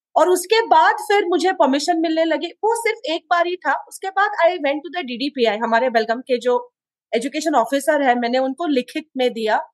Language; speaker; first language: Hindi; non-native, local second language; Konkani